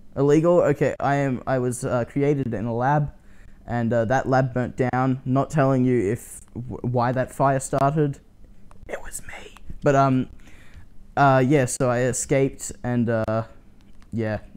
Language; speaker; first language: English; native; English